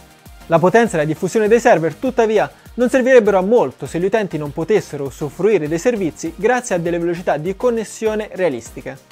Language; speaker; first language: Italian; native; Italian